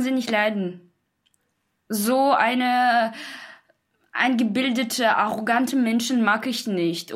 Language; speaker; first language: German; non-native, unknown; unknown